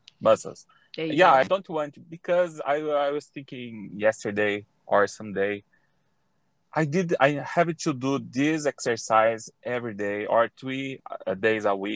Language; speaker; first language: English; non-native, learner; Portuguese